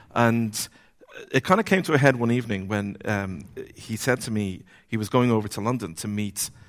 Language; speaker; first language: English; native; English